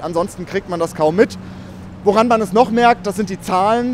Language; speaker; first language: German; native; German